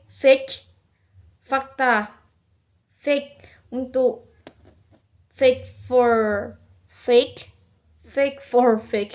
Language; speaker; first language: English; non-native, learner; Indonesian